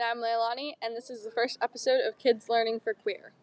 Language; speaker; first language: English; native; English